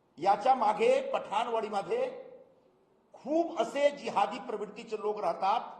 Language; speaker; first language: Marathi; non-native, local second language; Hindi